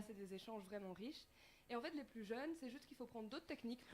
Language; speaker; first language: French; native; French